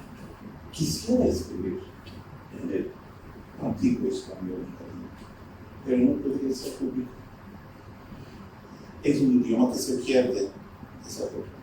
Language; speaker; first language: Spanish; non-native, fluent; Turkish